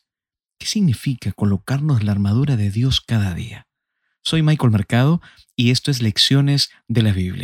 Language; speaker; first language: Spanish; native; Spanish